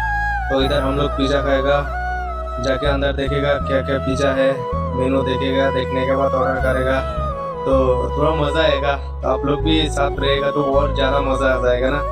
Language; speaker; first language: Hindi; non-native, local second language; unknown